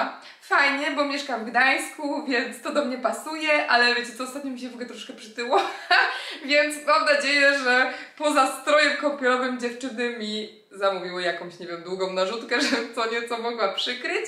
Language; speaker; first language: Polish; native; Polish